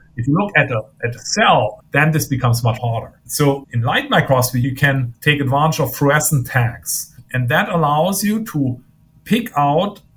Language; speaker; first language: English; non-native, fluent; German